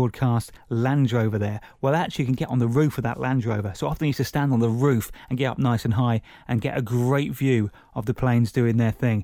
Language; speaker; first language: English; native; English